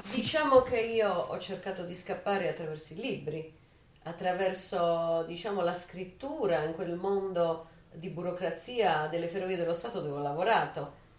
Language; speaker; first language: Italian; native; Italian